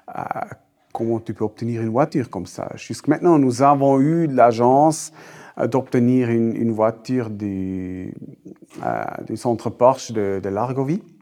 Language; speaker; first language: French; non-native, local second language; Swiss German